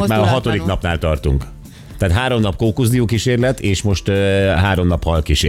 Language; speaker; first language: Hungarian; native; Hungarian